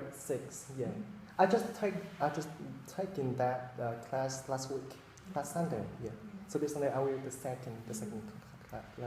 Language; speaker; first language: English; non-native, fluent; Vietnamese